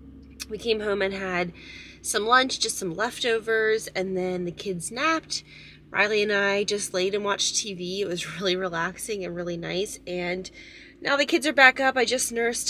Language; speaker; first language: English; native; English